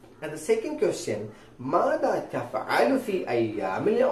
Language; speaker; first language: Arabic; non-native, fluent; Malayalam